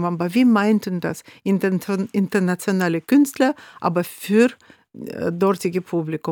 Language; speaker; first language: German; non-native, fluent; Russian